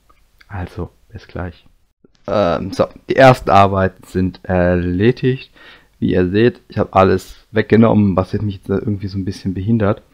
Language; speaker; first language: German; native; German